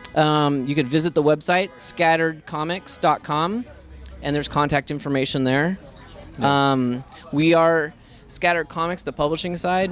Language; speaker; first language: English; native; English